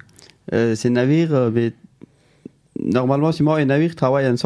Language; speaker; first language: French; non-native, learner; Pashto